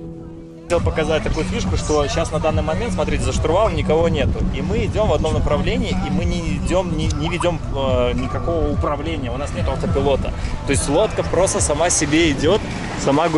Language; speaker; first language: Russian; native; Russian